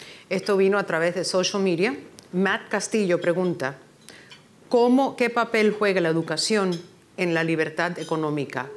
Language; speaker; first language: Spanish; early bilingual, heritage; Spanish